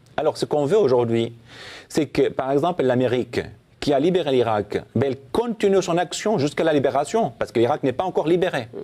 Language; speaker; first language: French; non-native, fluent; Assyrian Neo-Aramaic